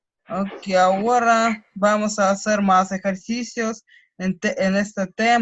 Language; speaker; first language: Spanish; non-native, learner; Russian